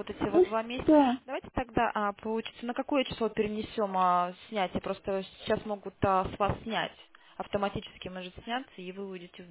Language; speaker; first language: Russian; native; Russian